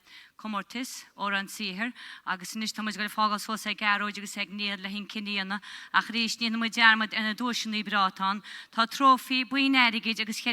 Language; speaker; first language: Irish; native; Irish